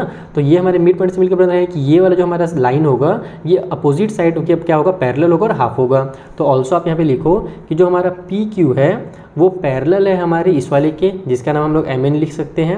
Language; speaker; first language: Hindi; native; Hindi